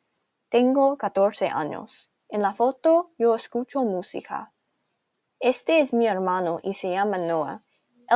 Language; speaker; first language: Spanish; non-native, learner; English